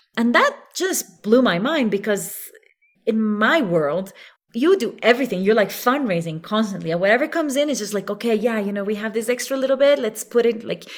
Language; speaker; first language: English; non-native, fluent; Spanish